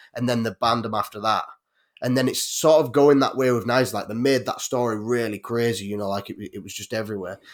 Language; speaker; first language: English; native; English